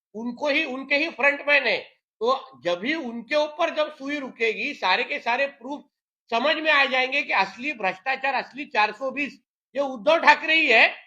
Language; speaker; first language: Hindi; non-native, local second language; Marathi